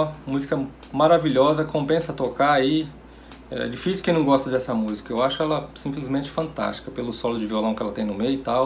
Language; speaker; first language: Portuguese; native; Portuguese